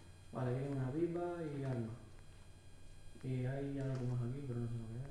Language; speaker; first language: Spanish; native; Spanish